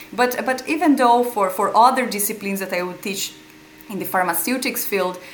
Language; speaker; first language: English; non-native, fluent; Portuguese